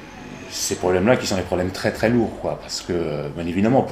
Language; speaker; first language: French; native; French